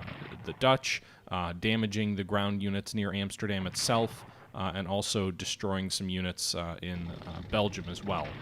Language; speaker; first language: English; native; English